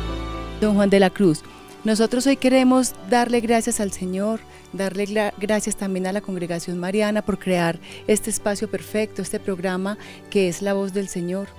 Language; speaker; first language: Spanish; native; Spanish